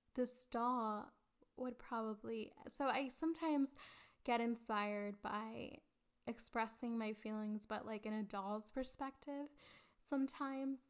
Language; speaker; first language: English; early bilingual, other home language; Spanish